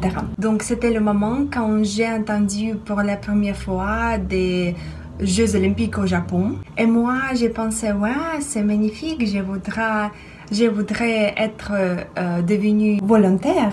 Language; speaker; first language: French; non-native, fluent; Russian